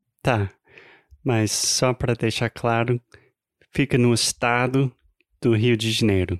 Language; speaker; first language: Portuguese; non-native, fluent; English